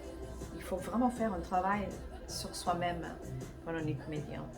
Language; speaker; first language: French; non-native, fluent; English